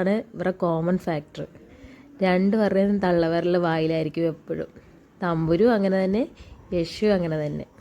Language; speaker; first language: Malayalam; native; Malayalam